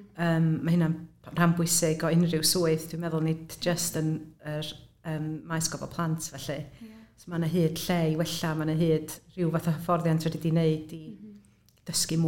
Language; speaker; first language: Welsh; native; Welsh